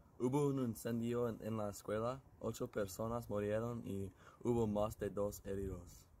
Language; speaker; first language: Spanish; non-native, learner; English